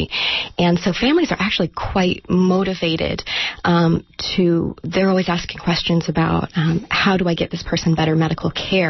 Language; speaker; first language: English; native; English